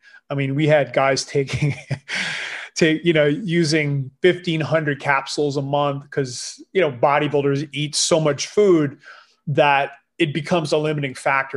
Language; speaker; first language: English; non-native, fluent; French